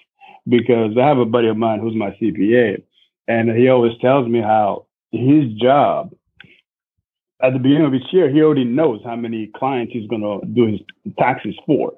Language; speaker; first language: English; non-native, local second language; Kinyarwanda